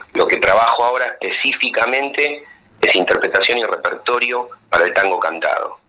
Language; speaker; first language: Spanish; native; Spanish